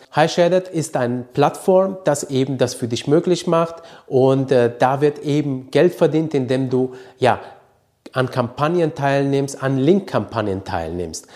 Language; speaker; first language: German; early bilingual, other home language; Romanian